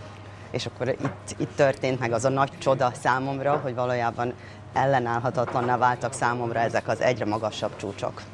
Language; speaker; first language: Hungarian; native; Hungarian